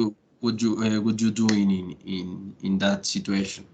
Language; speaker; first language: English; non-native, learner; Spanish